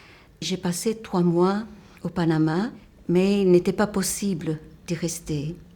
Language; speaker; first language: French; non-native, fluent; Portuguese